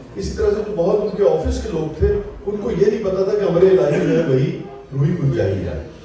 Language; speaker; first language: Urdu; non-native, local second language; Punjabi